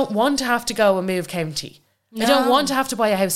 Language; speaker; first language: English; native; English